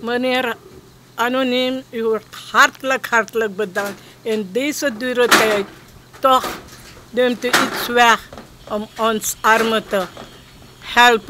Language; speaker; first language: Dutch; non-native, local second language; Caribbean Hindustani